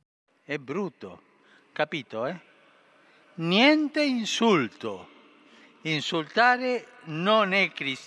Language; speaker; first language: Italian; non-native, fluent; Spanish